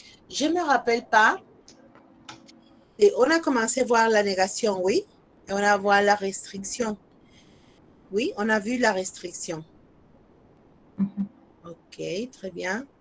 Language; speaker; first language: French; non-native, fluent; Spanish